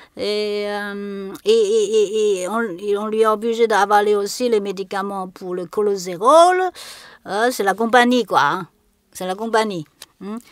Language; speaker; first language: French; non-native, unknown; Chinese